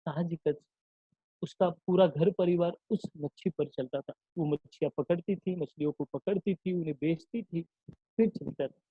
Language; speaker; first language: Hindi; non-native, local second language; Marathi